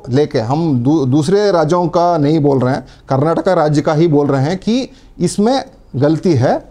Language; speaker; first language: Hindi; non-native, local second language; Kannada